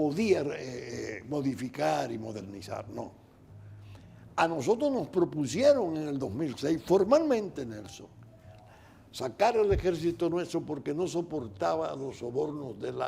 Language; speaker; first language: Spanish; native; Spanish